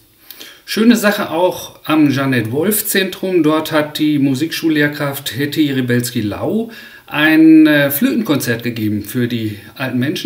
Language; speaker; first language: German; native; German